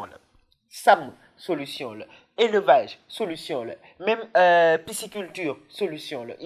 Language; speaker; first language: French; non-native, local second language; Wolof